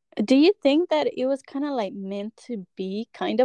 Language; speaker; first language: English; early bilingual, other home language; Spanish